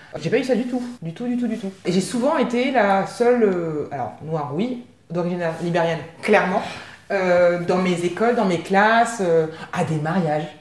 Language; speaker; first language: French; native; French